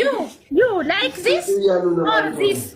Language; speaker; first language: English; non-native, learner; Amharic